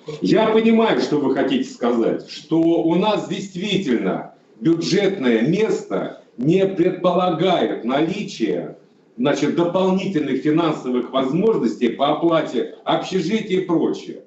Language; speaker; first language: Russian; native; Russian